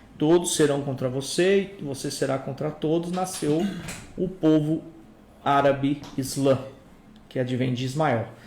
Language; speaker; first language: Portuguese; native; Portuguese